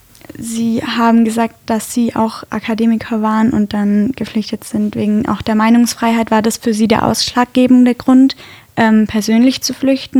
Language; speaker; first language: German; native; German